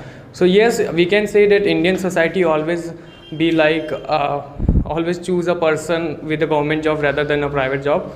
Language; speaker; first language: English; non-native, local second language; Hindi